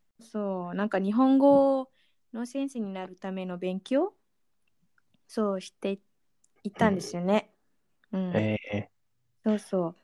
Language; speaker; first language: Japanese; non-native, fluent; Malay